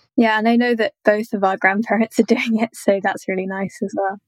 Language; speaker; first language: English; native; English